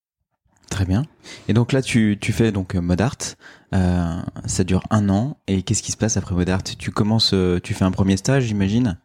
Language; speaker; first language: French; native; French